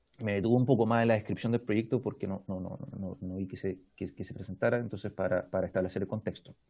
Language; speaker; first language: Spanish; native; Spanish